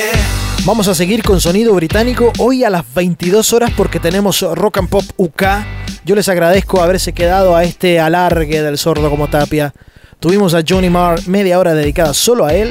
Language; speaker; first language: Spanish; native; Spanish